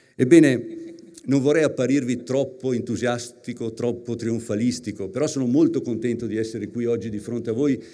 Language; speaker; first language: Italian; native; Italian